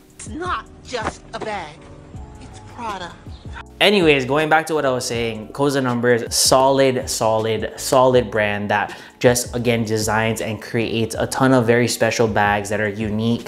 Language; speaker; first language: English; native; English